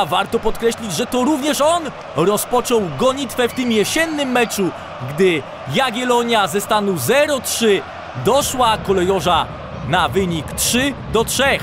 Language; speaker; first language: Polish; native; Polish